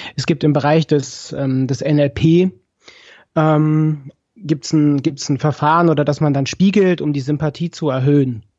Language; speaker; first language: German; native; German